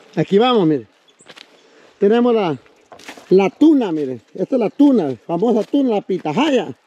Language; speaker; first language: Spanish; native; Spanish